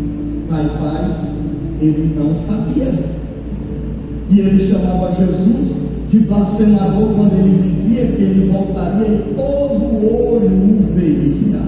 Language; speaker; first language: Portuguese; native; Portuguese